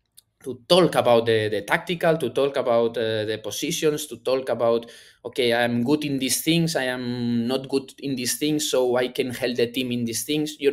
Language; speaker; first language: English; non-native, learner; Spanish